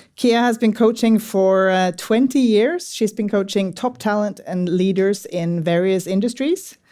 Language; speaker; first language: English; non-native, fluent; Norwegian